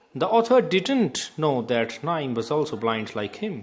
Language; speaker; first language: English; non-native, local second language; Punjabi